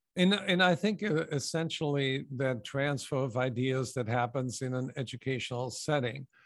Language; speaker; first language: English; non-native, fluent; German